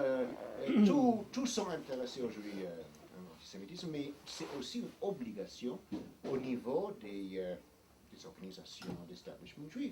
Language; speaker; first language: French; non-native, fluent; English